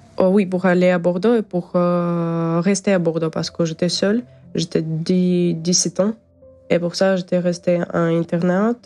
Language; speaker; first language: French; non-native, learner; Ukrainian